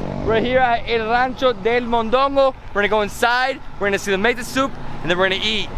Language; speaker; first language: English; native; English